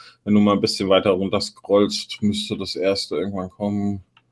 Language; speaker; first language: German; native; German